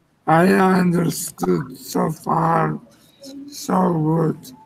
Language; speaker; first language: English; non-native, learner; Spanish